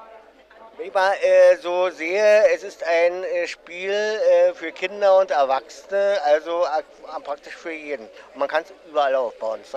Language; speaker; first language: German; native; German